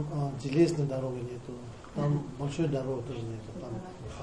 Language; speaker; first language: Russian; non-native, learner; Tibetan